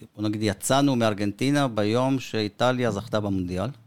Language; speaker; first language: Hebrew; early bilingual, other home language; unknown